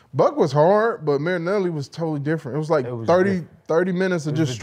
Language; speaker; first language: English; native; English